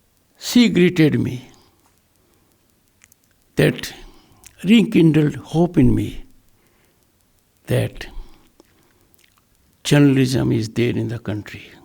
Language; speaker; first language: English; non-native, local second language; Hindi